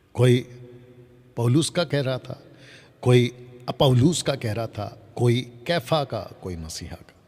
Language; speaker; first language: Hindi; non-native, local second language; Telugu